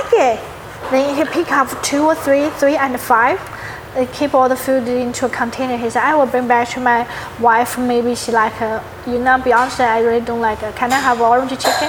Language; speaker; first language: English; non-native, learner; Chinese